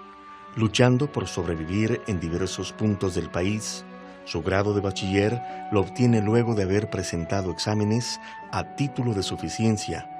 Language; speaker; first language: Spanish; native; Spanish